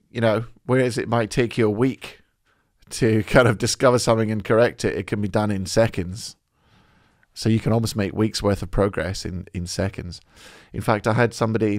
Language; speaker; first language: English; native; English